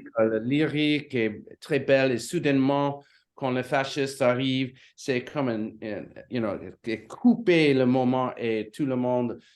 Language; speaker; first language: French; non-native, learner; English